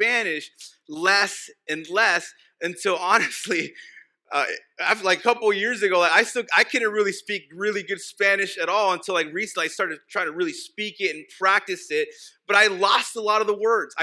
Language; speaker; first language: English; early bilingual, other home language; Spanish